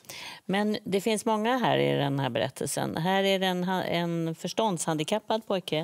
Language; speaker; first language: Swedish; native; Swedish